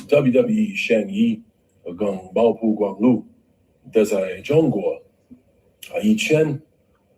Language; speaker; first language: Chinese; non-native, learner; English